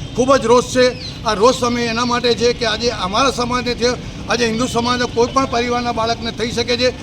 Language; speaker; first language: Gujarati; non-native, local second language; Sindhi